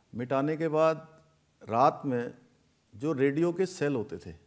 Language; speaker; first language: Hindi; native; Hindi